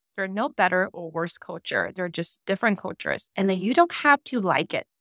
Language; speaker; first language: English; non-native, fluent; Chinese